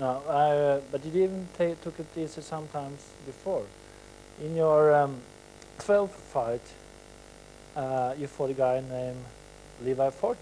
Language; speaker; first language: English; non-native, fluent; Norwegian